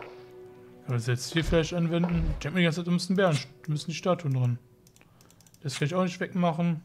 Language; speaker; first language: German; native; German